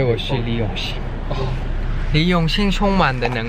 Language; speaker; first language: Chinese; non-native, learner; Thai